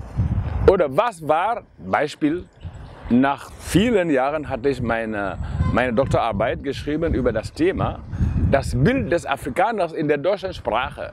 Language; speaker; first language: German; non-native, fluent; Wolof